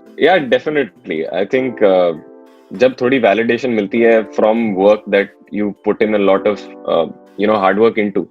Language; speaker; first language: Hindi; native; Hindi